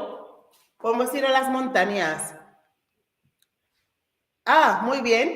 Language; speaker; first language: Spanish; non-native, fluent; English